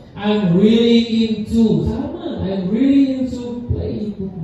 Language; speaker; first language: English; non-native, learner; Indonesian